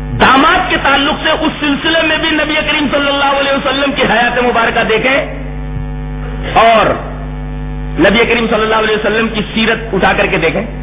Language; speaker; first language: Urdu; native; Urdu